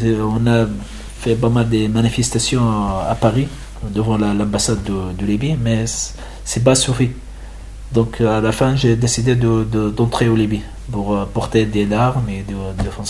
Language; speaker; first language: French; non-native, learner; Arabic